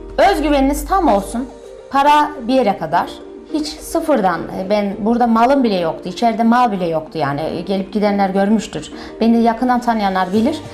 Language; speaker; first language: Turkish; early bilingual, heritage; Turkish